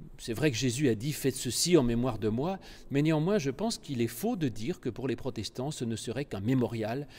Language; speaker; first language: French; native; French